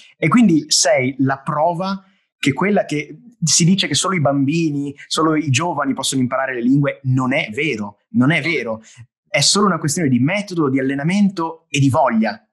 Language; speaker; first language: Italian; native; Italian